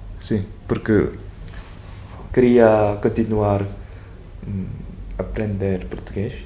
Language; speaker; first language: Portuguese; non-native, learner; Korean